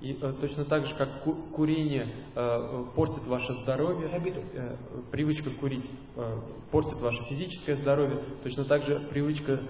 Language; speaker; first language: Russian; native; Russian